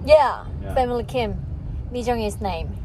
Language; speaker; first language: English; non-native, learner; Korean